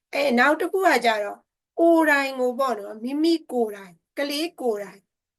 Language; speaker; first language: Burmese; native; Burmese